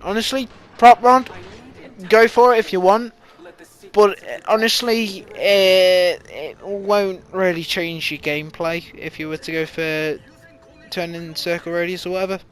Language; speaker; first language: English; native; English